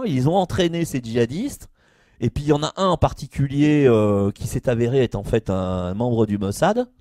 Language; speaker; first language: French; native; French